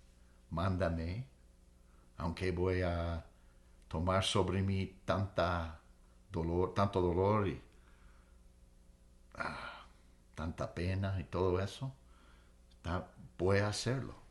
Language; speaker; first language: Spanish; non-native, fluent; English